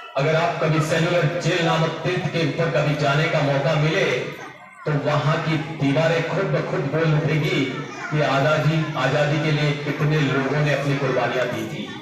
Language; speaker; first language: Hindi; non-native, local second language; Kannada